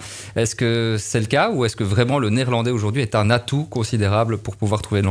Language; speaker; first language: French; native; French